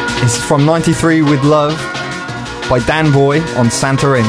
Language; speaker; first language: English; native; English